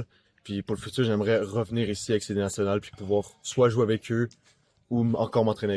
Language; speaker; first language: French; native; French